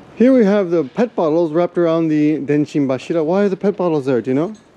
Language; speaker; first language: English; native; English